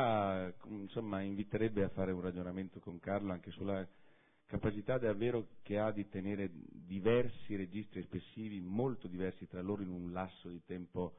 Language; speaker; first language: Italian; native; Italian